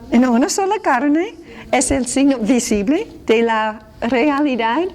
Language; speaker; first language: Spanish; non-native, fluent; English